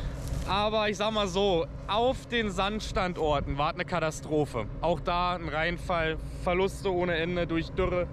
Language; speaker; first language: German; native; German